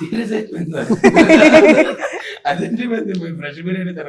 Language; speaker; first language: Telugu; native; Telugu